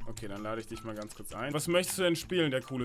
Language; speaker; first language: German; native; German